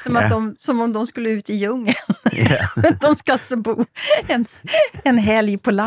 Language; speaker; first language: Swedish; native; Swedish